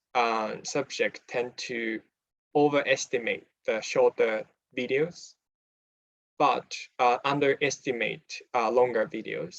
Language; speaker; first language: English; non-native, fluent; Japanese